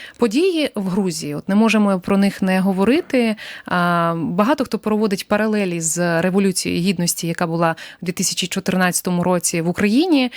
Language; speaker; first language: Ukrainian; native; Ukrainian